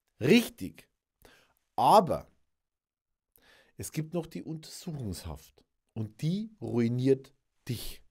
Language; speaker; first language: German; native; German